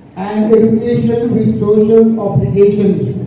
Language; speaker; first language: English; non-native, local second language; Marathi